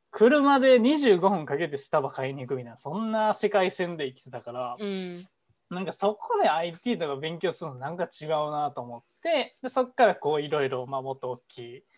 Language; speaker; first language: Japanese; native; Japanese